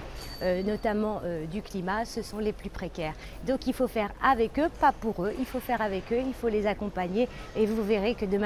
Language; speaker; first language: French; native; French